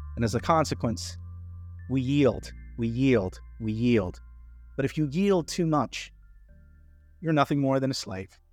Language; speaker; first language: English; early bilingual, other home language; Hindi